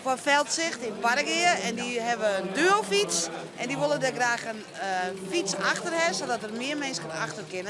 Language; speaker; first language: Dutch; non-native, local second language; Western Frisian